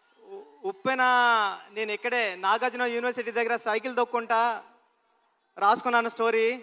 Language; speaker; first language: Telugu; native; Telugu